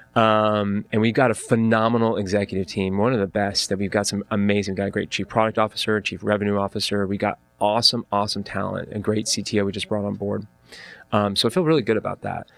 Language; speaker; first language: English; native; English